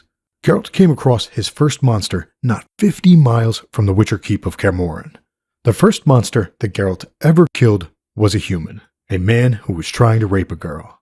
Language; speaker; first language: English; native; English